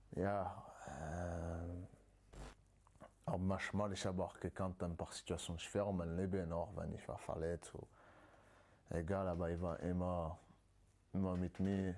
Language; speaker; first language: German; non-native, learner; French